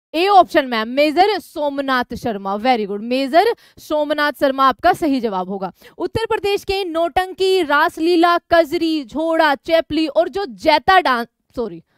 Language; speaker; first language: Hindi; native; Hindi